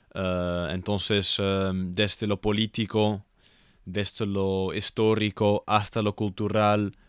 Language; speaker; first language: Spanish; non-native, fluent; Dutch